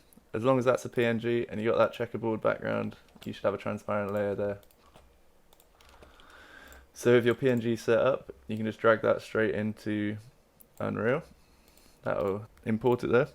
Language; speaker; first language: English; native; English